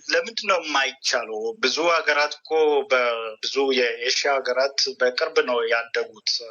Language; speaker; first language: Amharic; non-native, local second language; Oromo